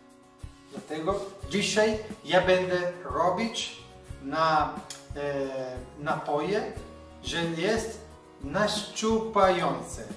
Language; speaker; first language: Polish; non-native, learner; Italian